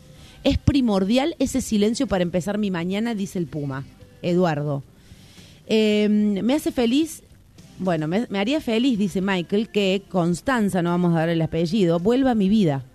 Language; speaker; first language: Spanish; native; Spanish